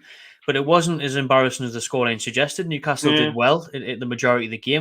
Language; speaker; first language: English; native; English